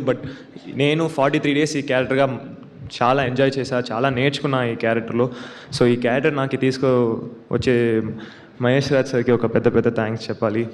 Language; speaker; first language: Telugu; non-native, learner; Tamil